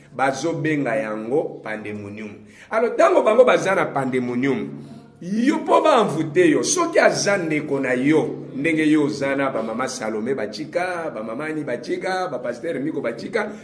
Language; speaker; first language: Lingala; non-native, local second language; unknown